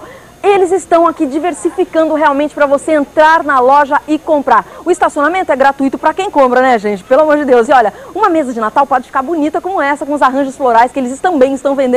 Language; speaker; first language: Portuguese; native; Portuguese